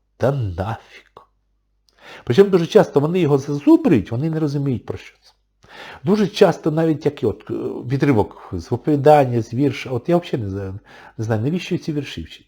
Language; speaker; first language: Ukrainian; non-native, local second language; Russian